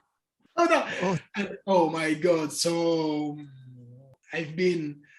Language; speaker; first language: English; non-native, learner; French